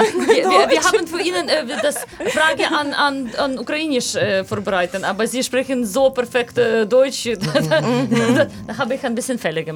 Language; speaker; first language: German; non-native, learner; Ukrainian